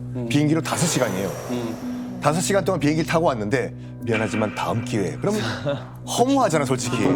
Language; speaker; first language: Korean; native; Korean